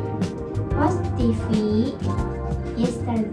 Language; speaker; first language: English; non-native, learner; Indonesian